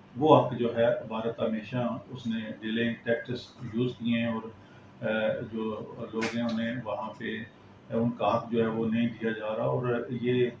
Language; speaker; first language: Urdu; non-native, local second language; Pahari-Potwari